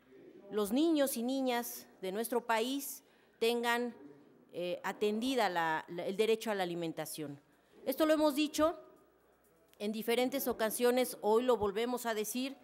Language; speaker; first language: Spanish; native; Spanish